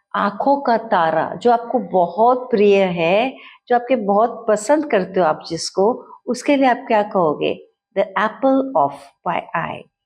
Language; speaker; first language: Hindi; native; Hindi